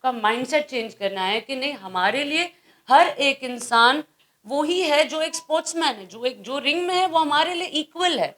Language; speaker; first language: Hindi; native; Hindi